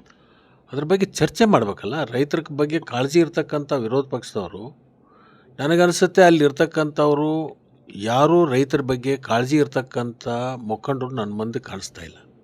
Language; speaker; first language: Kannada; native; Kannada